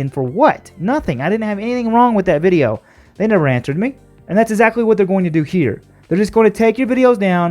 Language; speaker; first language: English; native; English